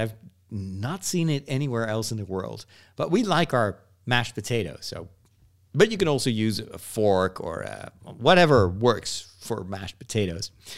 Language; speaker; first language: English; non-native, fluent; Dutch